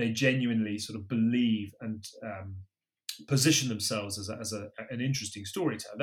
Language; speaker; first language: English; native; English